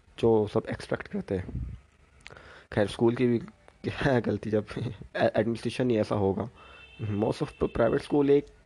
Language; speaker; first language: Hindi; native; Hindi